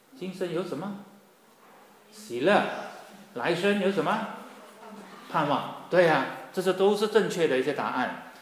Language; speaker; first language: Chinese; native; Chinese